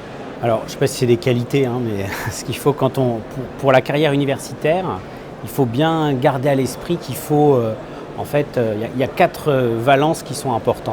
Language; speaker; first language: French; native; French